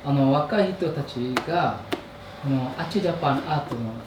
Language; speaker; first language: Japanese; non-native, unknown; Indonesian